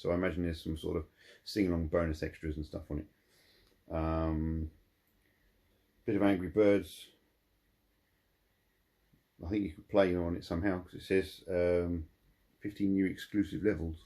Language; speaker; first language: English; native; English